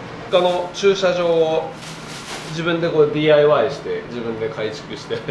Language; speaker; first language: Japanese; native; Japanese